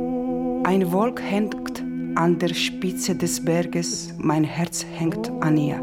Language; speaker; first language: German; non-native, learner; Georgian